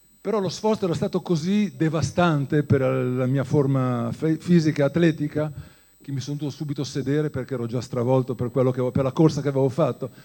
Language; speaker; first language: Italian; native; Italian